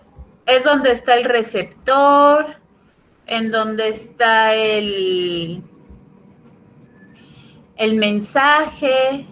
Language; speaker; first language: Spanish; native; Spanish